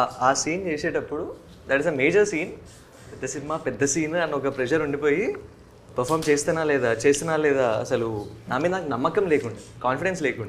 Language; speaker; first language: Telugu; native; Telugu